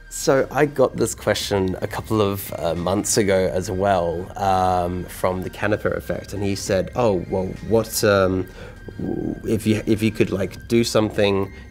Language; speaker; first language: English; native; English